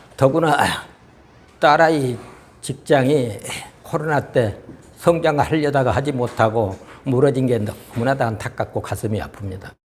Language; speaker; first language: Korean; native; Korean